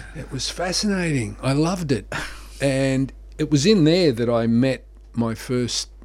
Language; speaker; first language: English; native; English